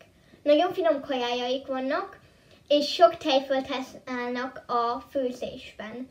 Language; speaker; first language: Hungarian; early bilingual, heritage; Hungarian